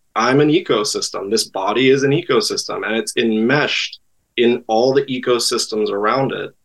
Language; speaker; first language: English; native; English